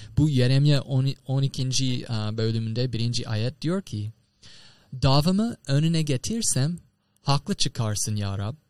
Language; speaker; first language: Turkish; non-native, fluent; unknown